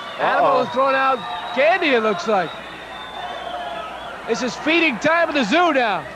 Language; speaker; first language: English; native; English